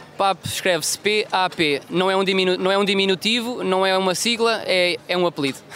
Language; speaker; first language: Portuguese; native; Portuguese